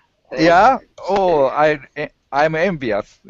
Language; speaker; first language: English; non-native, learner; Japanese